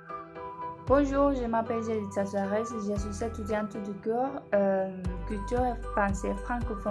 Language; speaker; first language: French; non-native, learner; Spanish